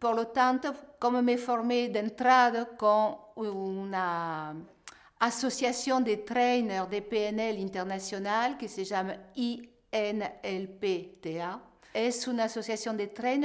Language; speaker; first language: Spanish; non-native, fluent; French